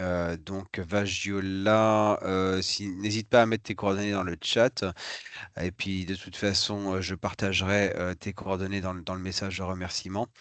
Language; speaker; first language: French; native; French